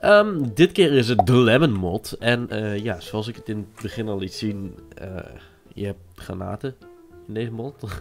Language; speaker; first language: Dutch; native; Dutch